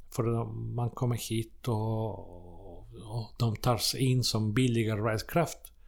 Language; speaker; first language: Swedish; non-native, fluent; Spanish